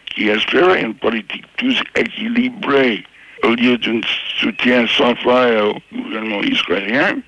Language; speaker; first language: French; non-native, fluent; English